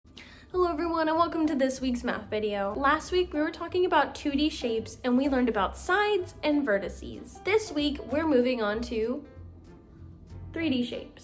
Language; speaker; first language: English; native; English